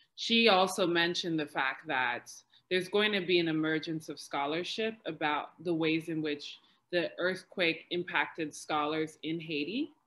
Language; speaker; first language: English; native; English